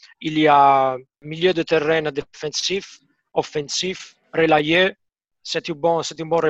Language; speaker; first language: French; non-native, fluent; Italian